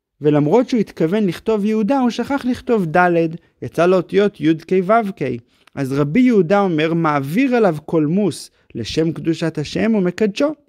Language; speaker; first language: Hebrew; native; Hebrew